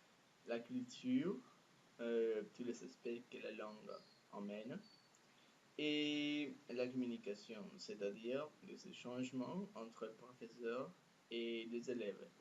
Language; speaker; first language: French; non-native, fluent; Spanish